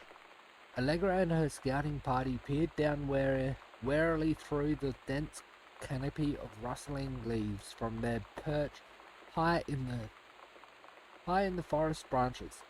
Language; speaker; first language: English; native; English